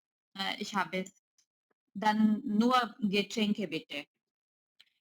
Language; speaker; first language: German; non-native, learner; Urdu